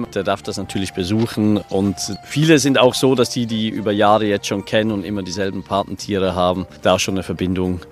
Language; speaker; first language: German; native; German